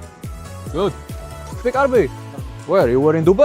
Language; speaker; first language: English; non-native, learner; French